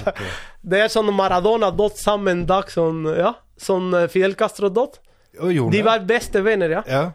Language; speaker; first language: Norwegian; non-native, fluent; Spanish